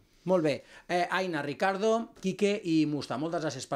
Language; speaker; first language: Catalan; native; Catalan